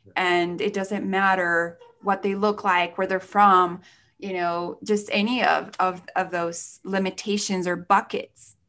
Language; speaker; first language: English; early bilingual, other home language; Spanish